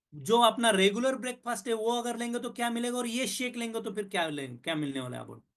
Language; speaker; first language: Hindi; non-native, local second language; Marathi